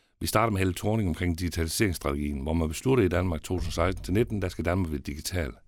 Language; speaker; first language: Danish; native; Danish